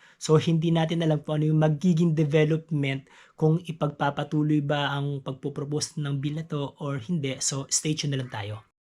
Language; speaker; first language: Filipino; native; Filipino